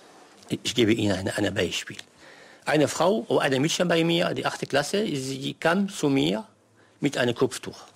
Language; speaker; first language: German; non-native, learner; Arabic